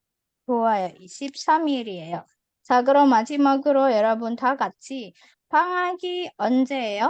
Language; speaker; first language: Korean; non-native, fluent; Indonesian